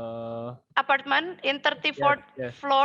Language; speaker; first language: English; non-native, fluent; Indonesian